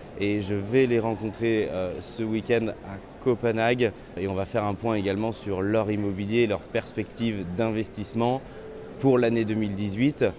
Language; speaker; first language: French; native; French